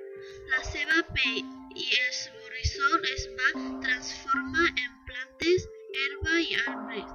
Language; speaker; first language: Catalan; non-native, learner; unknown